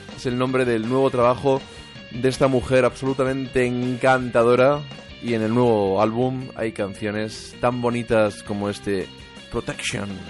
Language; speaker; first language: Spanish; native; Spanish